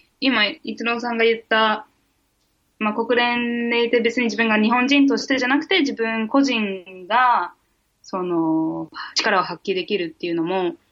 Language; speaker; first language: Japanese; early bilingual, heritage; Japanese